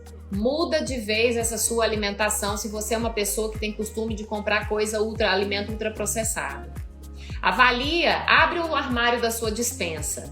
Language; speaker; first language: Portuguese; native; Portuguese